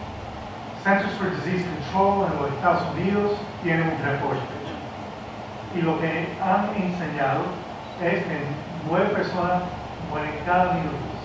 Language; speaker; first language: Spanish; early bilingual, heritage; Spanish